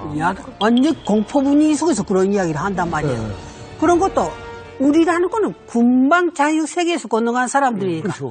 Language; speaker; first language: Korean; early bilingual, heritage; Korean